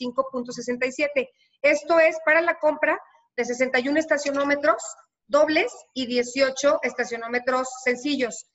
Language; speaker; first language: Spanish; native; Spanish